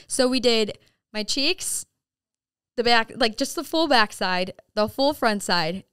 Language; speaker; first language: English; native; English